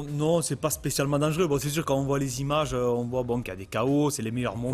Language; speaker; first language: French; native; French